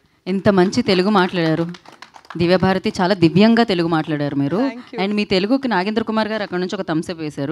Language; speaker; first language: Telugu; native; Telugu